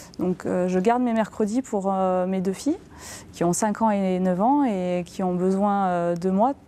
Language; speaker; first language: French; native; French